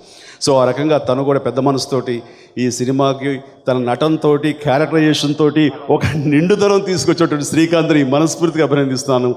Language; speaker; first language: Telugu; native; Telugu